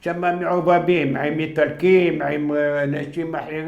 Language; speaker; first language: Hebrew; non-native, fluent; Arabic